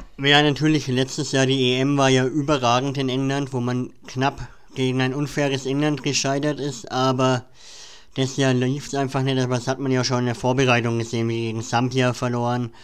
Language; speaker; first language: German; native; German